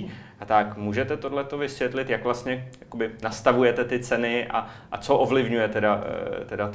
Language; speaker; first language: Czech; native; Czech